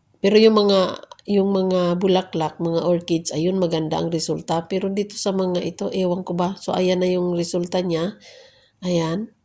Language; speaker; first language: Filipino; native; Filipino